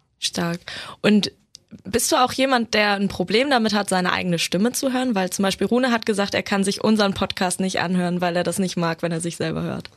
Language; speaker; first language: German; native; German